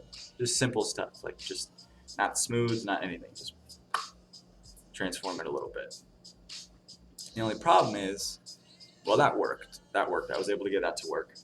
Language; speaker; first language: English; native; English